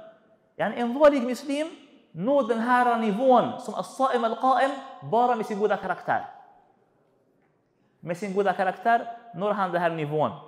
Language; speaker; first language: Swedish; non-native, fluent; Arabic